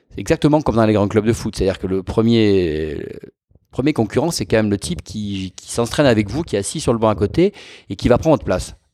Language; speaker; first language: French; native; French